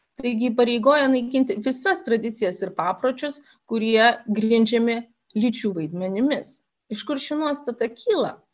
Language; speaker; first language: Lithuanian; native; Lithuanian